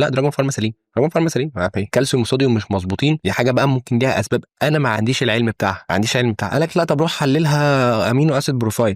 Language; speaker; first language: Arabic; native; Arabic